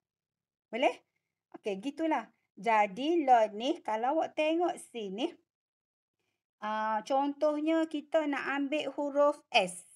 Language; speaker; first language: Malay; native; Malay